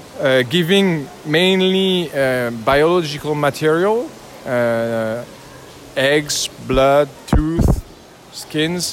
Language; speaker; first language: English; non-native, learner; French